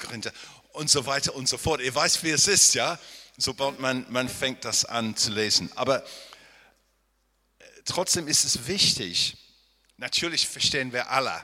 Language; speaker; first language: German; non-native, fluent; English